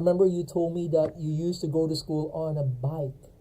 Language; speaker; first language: English; non-native, fluent; Filipino